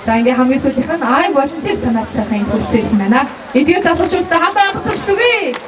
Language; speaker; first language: Mongolian; native; Mongolian